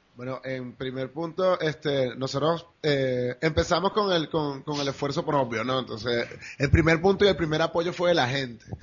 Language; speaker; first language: Spanish; native; Spanish